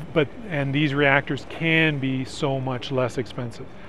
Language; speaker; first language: English; native; English